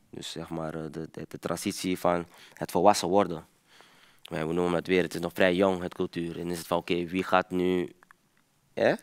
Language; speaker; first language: Dutch; early bilingual, other home language; Papiamento